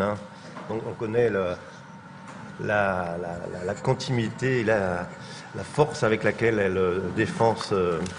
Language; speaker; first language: French; native; French